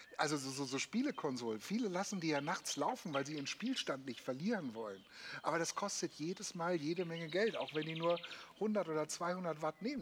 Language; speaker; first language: German; native; German